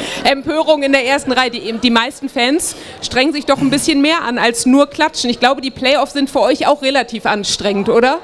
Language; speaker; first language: German; native; German